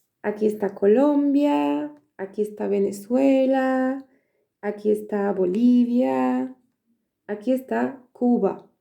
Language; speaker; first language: Spanish; non-native, fluent; Polish